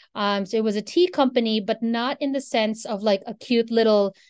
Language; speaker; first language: English; non-native, local second language; Filipino